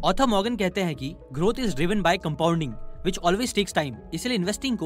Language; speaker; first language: Hindi; native; Hindi